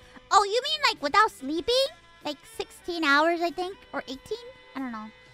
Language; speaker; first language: English; early bilingual, other home language; Spanish